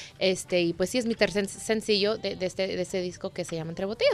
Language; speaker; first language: Spanish; early bilingual, heritage; Spanish